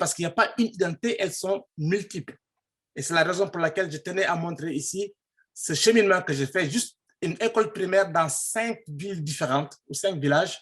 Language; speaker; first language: French; non-native, local second language; Fula